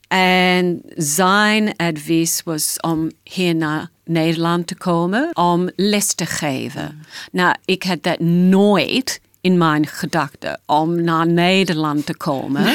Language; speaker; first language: Dutch; non-native, fluent; English